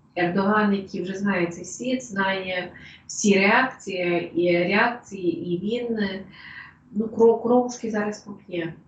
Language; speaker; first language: Ukrainian; non-native, local second language; Russian